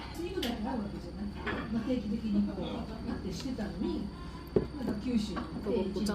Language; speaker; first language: Japanese; native; Japanese